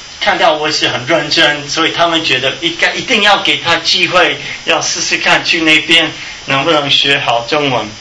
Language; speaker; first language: Chinese; non-native, fluent; English